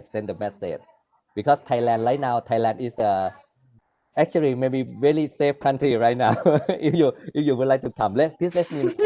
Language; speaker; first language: English; non-native, learner; Thai